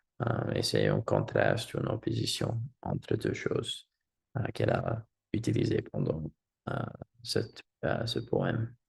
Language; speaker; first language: French; non-native, learner; English